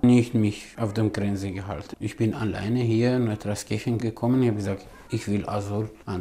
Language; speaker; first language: German; non-native, learner; Kurdish